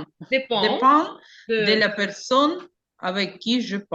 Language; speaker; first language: French; non-native, learner; Ukrainian